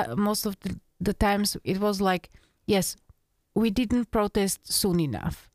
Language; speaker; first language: English; non-native, fluent; Slovak